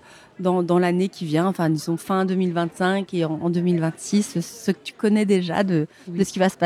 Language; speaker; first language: French; native; French